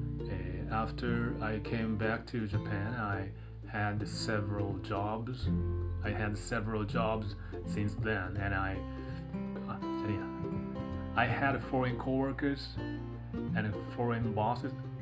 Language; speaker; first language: English; non-native, fluent; Japanese